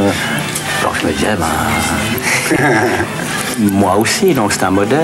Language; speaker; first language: French; native; French